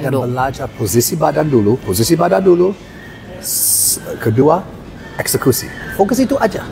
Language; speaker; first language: Indonesian; non-native, learner; English